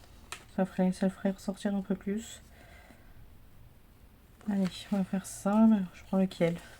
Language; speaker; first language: French; native; French